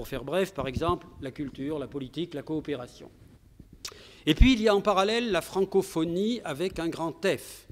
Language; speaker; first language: French; native; French